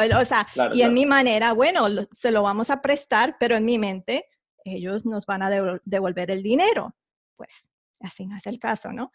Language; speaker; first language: Spanish; early bilingual, heritage; Spanish